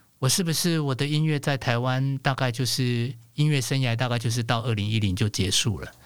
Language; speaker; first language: Chinese; non-native, local second language; Hakka Chinese